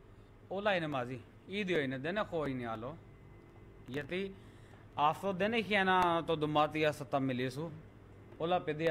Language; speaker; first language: Greek; non-native, learner; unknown